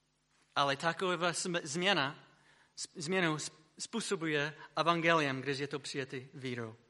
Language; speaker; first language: Czech; non-native, fluent; English